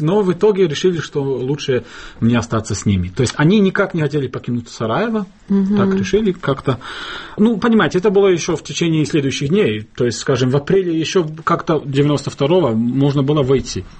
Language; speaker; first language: Russian; non-native, fluent; Bosnian